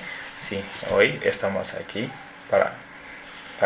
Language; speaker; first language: Spanish; non-native, learner; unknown